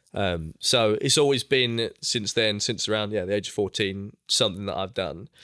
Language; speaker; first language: English; native; English